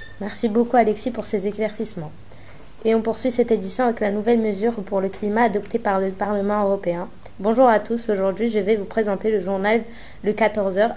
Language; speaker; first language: French; native; French